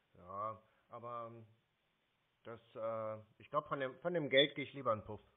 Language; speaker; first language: German; native; German